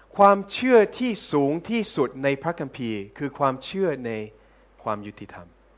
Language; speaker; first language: Thai; non-native, fluent; English